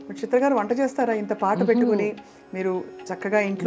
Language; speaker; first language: Telugu; native; Telugu